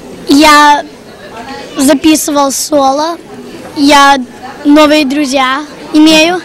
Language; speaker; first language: Russian; early bilingual, heritage; Russian